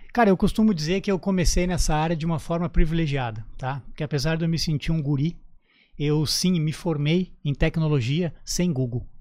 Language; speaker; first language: Portuguese; native; Portuguese